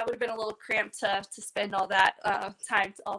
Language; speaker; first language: English; native; English